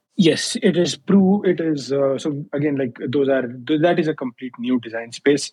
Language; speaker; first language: English; non-native, local second language; Hindi